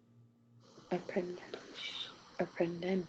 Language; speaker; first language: Spanish; non-native, learner; English